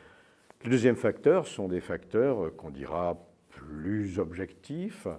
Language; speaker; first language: French; native; French